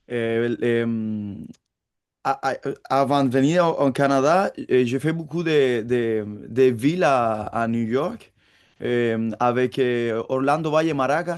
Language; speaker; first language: French; non-native, fluent; Spanish